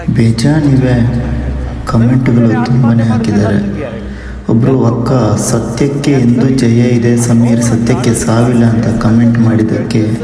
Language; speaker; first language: Kannada; non-native, local second language; Badaga